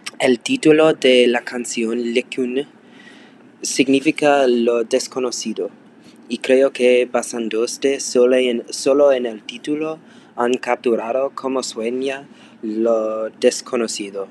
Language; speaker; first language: Spanish; non-native, learner; English